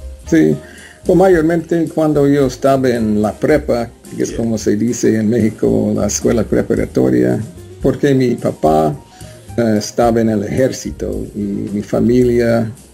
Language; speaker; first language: Spanish; non-native, learner; English